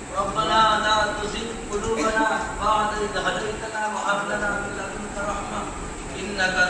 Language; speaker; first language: Arabic; non-native, learner; Bangla